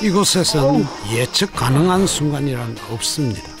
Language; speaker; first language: Korean; native; Korean